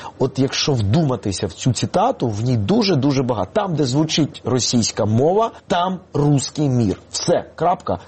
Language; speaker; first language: Ukrainian; non-native, local second language; Russian